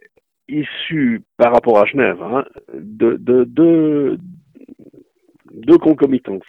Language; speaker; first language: French; native; French